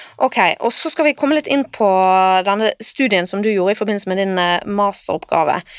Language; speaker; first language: Norwegian; native; Norwegian